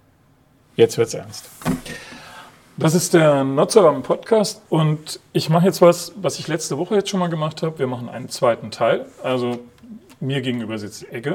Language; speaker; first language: German; native; German